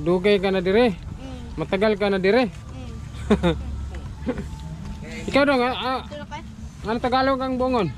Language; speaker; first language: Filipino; non-native, local second language; Cebuano